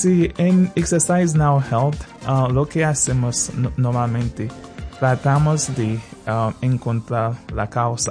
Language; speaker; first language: Spanish; non-native, fluent; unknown